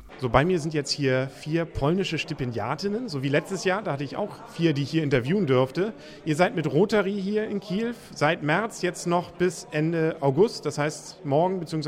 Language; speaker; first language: German; native; German